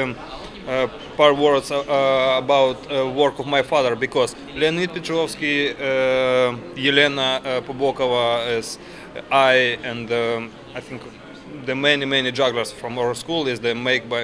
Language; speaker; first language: English; non-native, learner; Ukrainian